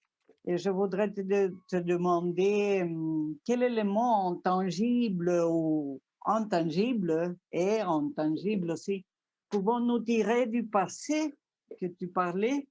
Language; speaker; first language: French; non-native, fluent; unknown